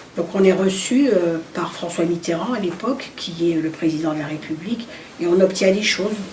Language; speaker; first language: French; early bilingual, other home language; Arabic